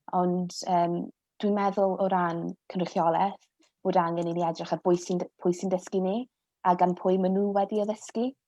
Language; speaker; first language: Welsh; non-native, local second language; English